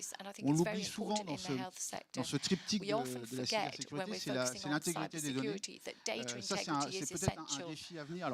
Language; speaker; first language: French; native; French